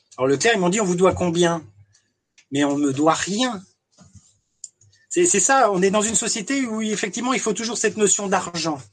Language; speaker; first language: French; native; French